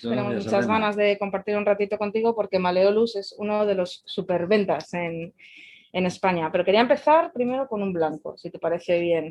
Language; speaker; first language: Spanish; native; Spanish